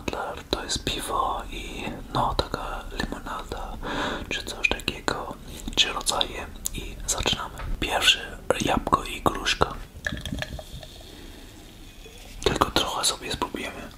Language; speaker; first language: Polish; early bilingual, heritage; Polish